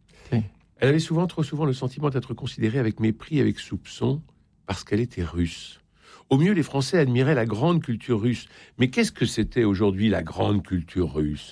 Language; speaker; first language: French; native; French